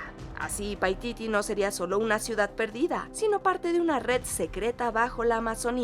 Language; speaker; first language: Spanish; native; Spanish